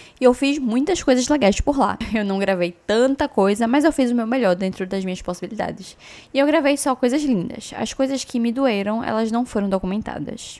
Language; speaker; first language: Portuguese; native; Portuguese